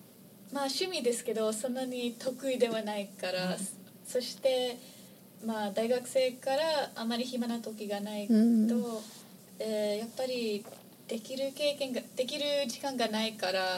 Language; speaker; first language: Japanese; non-native, fluent; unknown